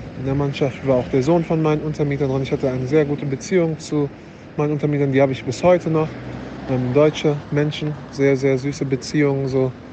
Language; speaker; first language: German; native; German